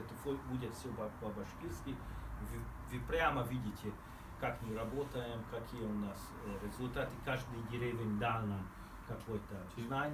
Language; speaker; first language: Russian; non-native, fluent; Hungarian